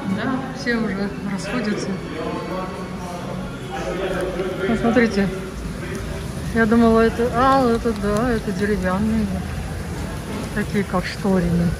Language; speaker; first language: Russian; native; Russian